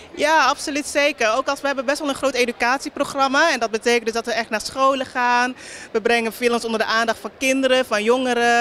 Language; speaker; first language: Dutch; native; Dutch